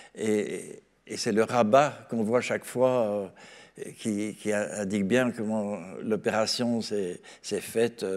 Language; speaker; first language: French; native; French